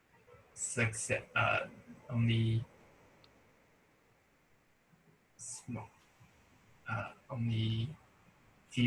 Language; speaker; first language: English; non-native, learner; Chinese